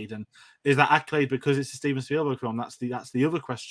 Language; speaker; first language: English; native; English